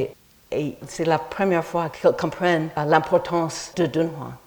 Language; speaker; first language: French; non-native, fluent; English